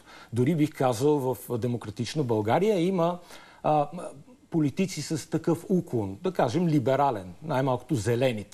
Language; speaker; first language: Bulgarian; native; Bulgarian